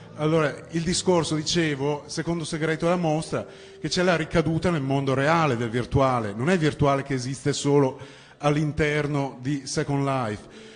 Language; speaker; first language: Italian; native; Italian